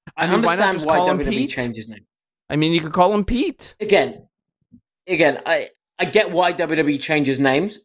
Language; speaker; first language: English; native; English